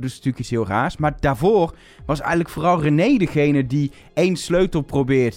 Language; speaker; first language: Dutch; native; Dutch